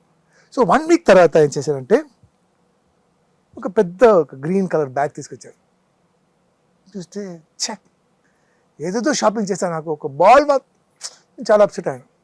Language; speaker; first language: Telugu; non-native, fluent; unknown